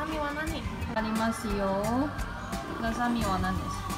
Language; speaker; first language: Japanese; non-native, learner; Chinese